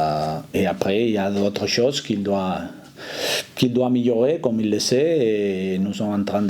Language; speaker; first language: French; non-native, fluent; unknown